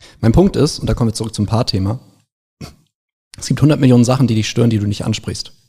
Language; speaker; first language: German; native; German